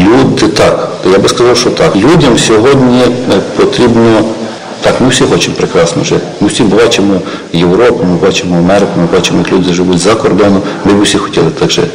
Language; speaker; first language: Ukrainian; native; Ukrainian